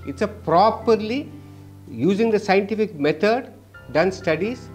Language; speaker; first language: English; non-native, local second language; Kannada